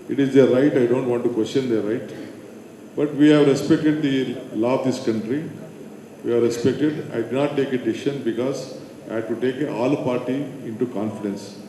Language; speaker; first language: English; non-native, local second language; Kannada